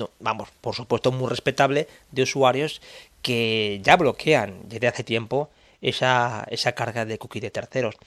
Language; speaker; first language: Spanish; native; Spanish